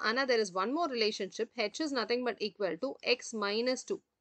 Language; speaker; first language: English; non-native, local second language; Tamil